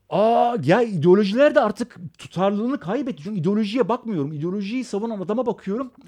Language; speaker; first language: Turkish; early bilingual, other home language; Persian